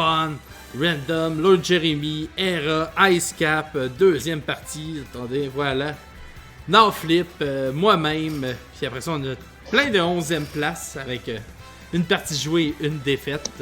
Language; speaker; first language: French; native; French